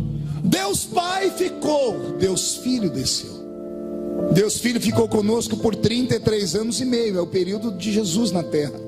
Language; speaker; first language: Portuguese; native; Portuguese